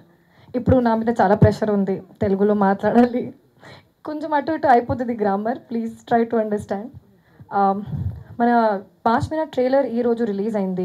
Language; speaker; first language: Telugu; non-native, fluent; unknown